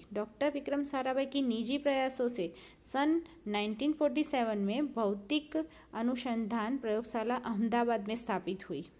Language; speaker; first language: Hindi; non-native, local second language; Gujarati